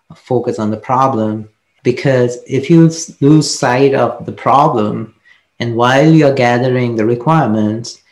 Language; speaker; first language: English; non-native, local second language; Sinhala